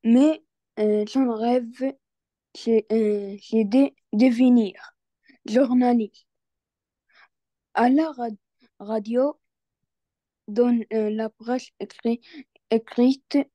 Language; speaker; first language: French; non-native, learner; Arabic